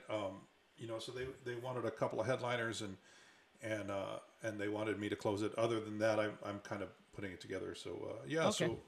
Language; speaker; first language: English; native; English